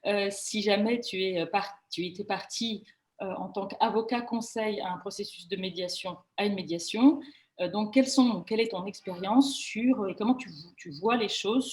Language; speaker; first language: French; native; French